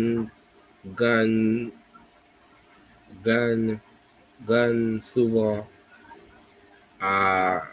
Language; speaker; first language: French; non-native, learner; English